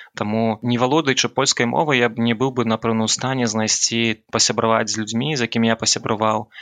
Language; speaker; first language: Belarusian; non-native, local second language; Russian